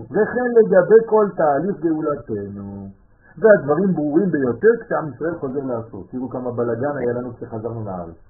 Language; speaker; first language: Hebrew; non-native, fluent; French